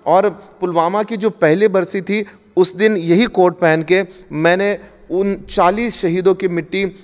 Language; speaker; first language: Hindi; non-native, local second language; Marathi